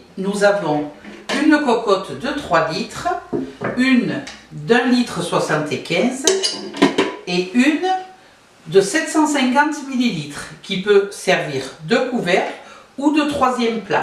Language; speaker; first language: French; native; French